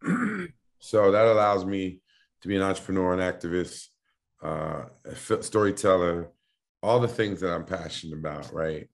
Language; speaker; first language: English; native; English